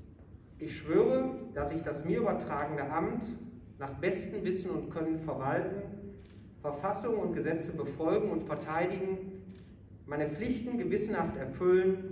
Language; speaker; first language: German; native; German